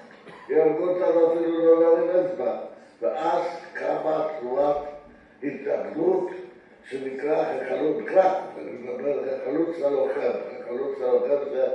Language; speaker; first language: Hebrew; non-native, fluent; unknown